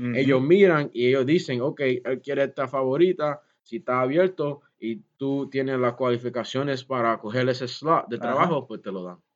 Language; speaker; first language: Spanish; early bilingual, heritage; Spanish